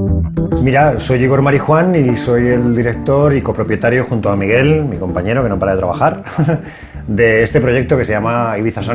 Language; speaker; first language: Spanish; native; Spanish